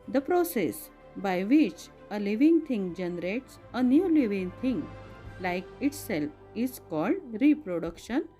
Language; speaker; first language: English; non-native, local second language; Marathi